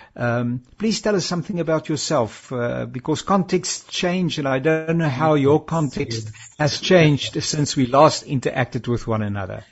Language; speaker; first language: English; non-native, local second language; Afrikaans